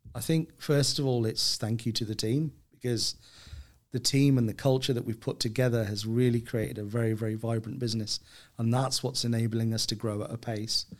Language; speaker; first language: English; native; English